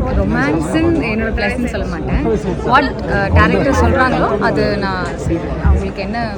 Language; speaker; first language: Tamil; non-native, local second language; Malayalam